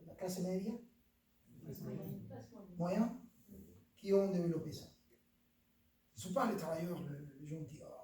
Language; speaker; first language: French; non-native, fluent; Spanish